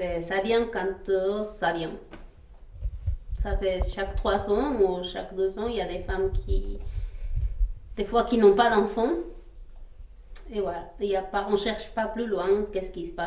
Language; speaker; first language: French; non-native, fluent; Quechua